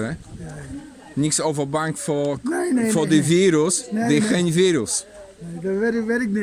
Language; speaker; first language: Dutch; non-native, learner; Polish